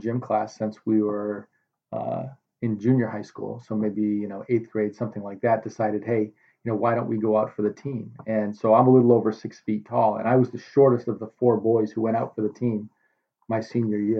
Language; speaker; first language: English; native; English